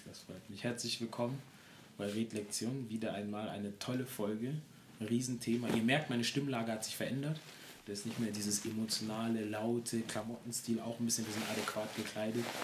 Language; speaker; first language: German; native; German